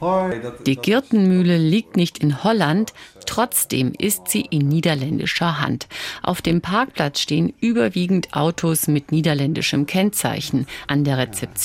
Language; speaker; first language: German; native; German